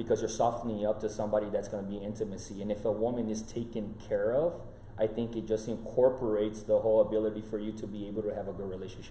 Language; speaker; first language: English; non-native, fluent; Portuguese